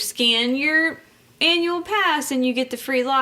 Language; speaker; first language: English; native; English